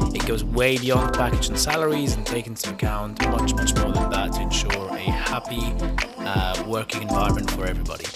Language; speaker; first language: English; early bilingual, other home language; Arabic